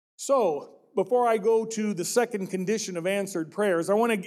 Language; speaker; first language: English; native; English